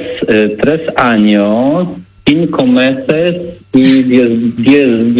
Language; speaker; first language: Spanish; non-native, learner; Polish